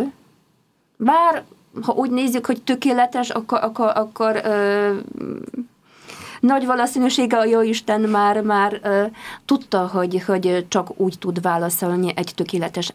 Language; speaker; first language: Hungarian; non-native, fluent; Polish